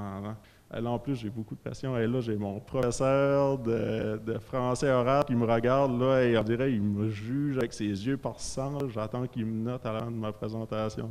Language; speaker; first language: French; native; French